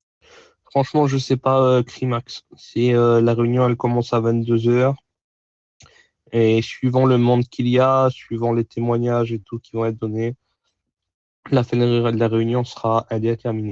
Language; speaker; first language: French; native; French